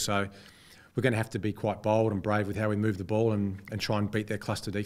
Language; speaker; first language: English; native; English